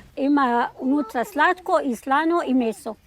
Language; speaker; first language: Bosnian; non-native, learner; Arabic